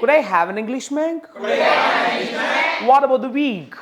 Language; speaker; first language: English; non-native, local second language; Malayalam